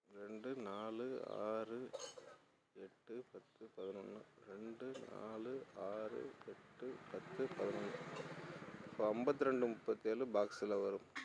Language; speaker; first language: Tamil; native; Tamil